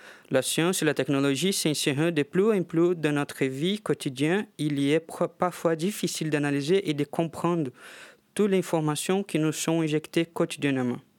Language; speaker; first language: French; non-native, fluent; Portuguese